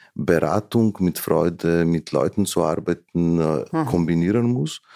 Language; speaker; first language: German; non-native, fluent; Slovenian